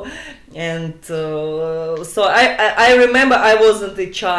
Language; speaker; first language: English; non-native, learner; Russian